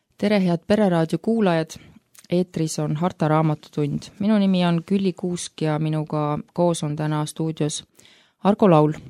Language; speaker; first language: Estonian; native; Estonian